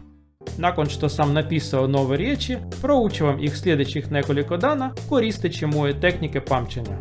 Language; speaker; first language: Croatian; non-native, learner; Russian